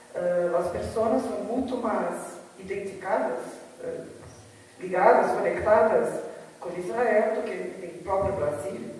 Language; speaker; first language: Portuguese; early bilingual, heritage; Spanish